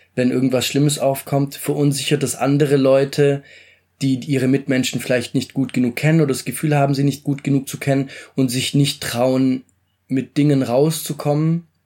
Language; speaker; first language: German; native; German